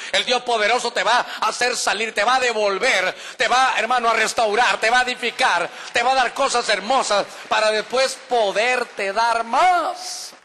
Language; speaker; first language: Spanish; native; Spanish